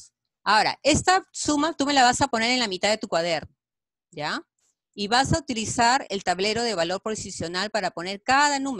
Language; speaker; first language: Spanish; native; Spanish